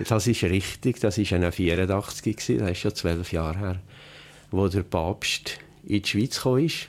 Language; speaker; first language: German; native; German